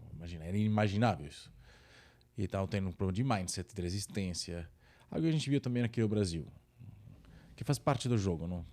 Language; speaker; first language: Portuguese; non-native, fluent; Italian